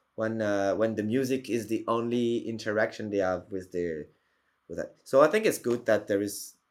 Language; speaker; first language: English; non-native, fluent; French